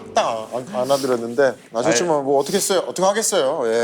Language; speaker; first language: Korean; native; Korean